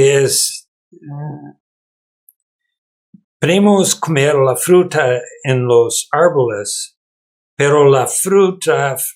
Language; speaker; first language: Spanish; non-native, learner; English